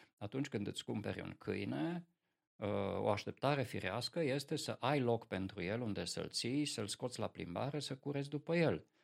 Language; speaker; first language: Romanian; non-native, local second language; Hungarian